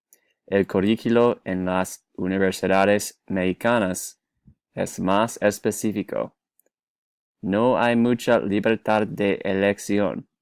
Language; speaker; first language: Spanish; non-native, learner; English